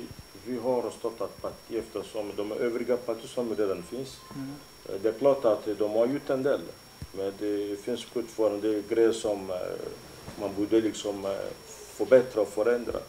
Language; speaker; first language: Swedish; non-native, fluent; Lingala